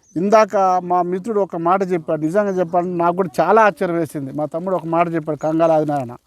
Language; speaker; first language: Telugu; non-native, local second language; Koya